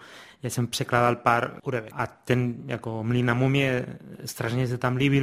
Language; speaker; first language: Czech; non-native, fluent; Spanish